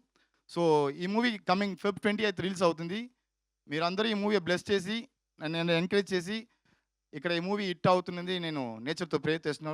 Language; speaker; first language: Telugu; non-native, learner; Tamil